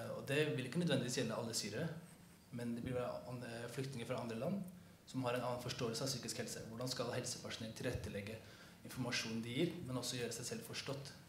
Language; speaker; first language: Norwegian; early bilingual, other home language; Somali